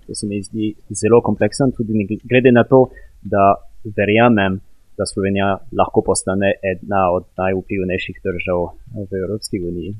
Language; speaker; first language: Slovenian; non-native, fluent; French